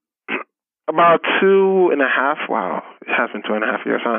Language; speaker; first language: English; non-native, local second language; Yoruba